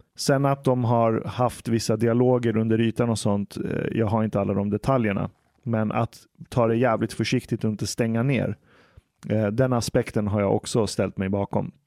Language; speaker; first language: Swedish; native; Swedish